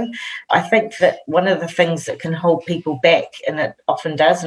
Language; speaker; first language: English; native; English